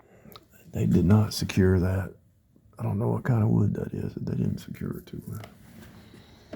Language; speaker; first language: English; native; English